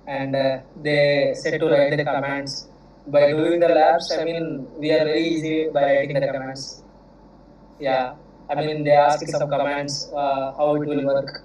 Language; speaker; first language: English; non-native, local second language; Telugu